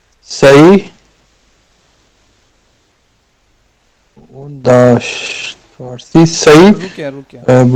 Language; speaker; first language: Persian; non-native, learner; Urdu